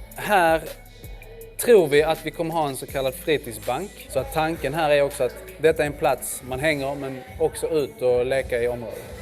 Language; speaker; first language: Swedish; native; Swedish